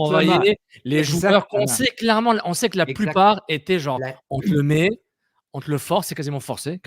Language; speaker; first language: French; native; French